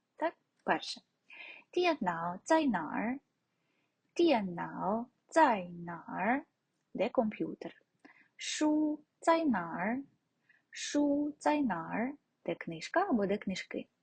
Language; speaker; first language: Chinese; non-native, fluent; Ukrainian